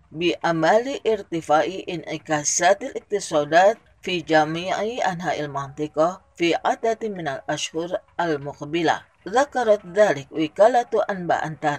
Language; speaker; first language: Arabic; non-native, fluent; Indonesian